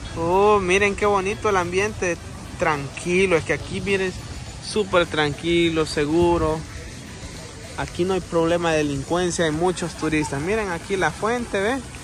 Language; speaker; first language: Spanish; native; Spanish